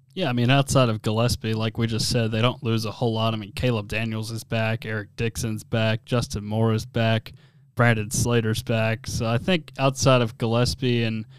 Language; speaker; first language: English; native; English